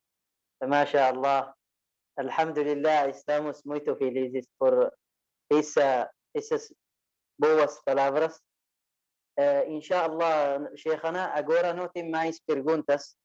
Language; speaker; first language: Portuguese; non-native, fluent; Arabic